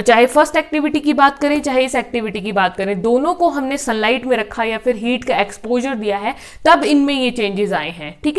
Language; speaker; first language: Hindi; native; Hindi